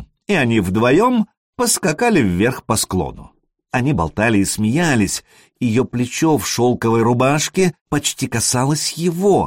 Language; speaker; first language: Russian; native; Russian